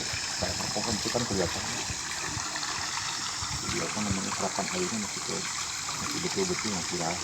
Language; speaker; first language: Indonesian; native; Indonesian